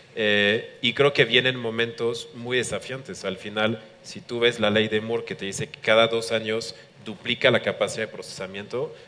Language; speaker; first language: Spanish; non-native, fluent; French